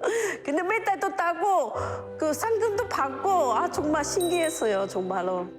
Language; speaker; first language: Korean; non-native, learner; Chinese